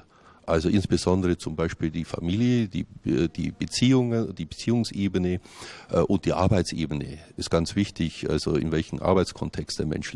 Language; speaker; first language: German; native; German